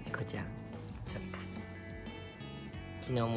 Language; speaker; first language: Japanese; native; Japanese